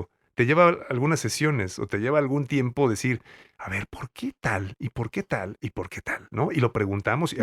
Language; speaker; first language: Spanish; native; Spanish